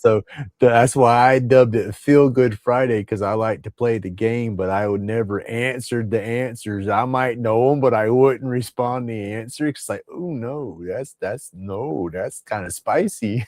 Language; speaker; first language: English; native; English